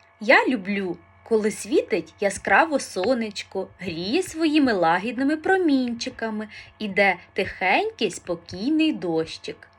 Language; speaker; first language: Ukrainian; native; Ukrainian